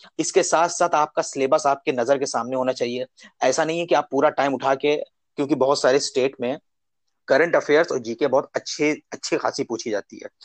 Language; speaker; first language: Hindi; native; Hindi